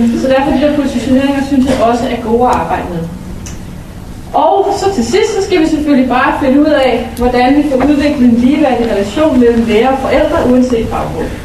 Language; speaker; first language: Danish; native; Danish